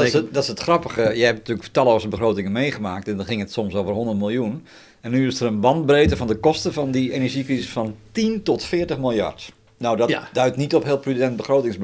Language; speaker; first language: Dutch; native; Dutch